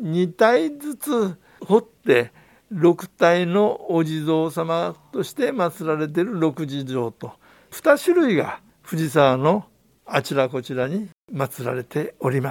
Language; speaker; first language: Japanese; native; Japanese